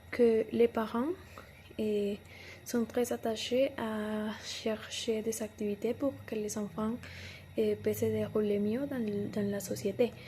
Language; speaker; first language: French; non-native, learner; Spanish